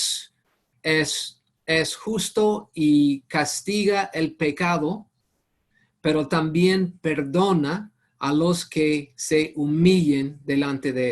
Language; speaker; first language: Spanish; non-native, fluent; English